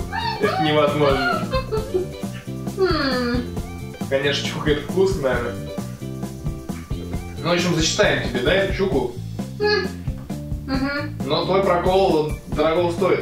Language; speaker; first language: Russian; native; Russian